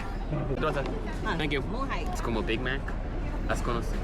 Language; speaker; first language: Spanish; non-native, learner; English